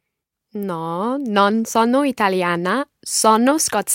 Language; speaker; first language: Italian; non-native, learner; English